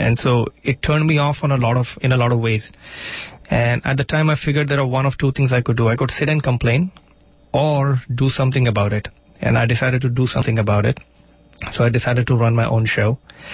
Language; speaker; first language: English; non-native, local second language; Marathi